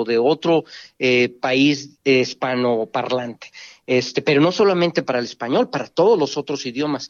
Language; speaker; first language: Spanish; native; Spanish